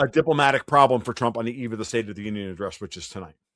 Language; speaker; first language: English; native; English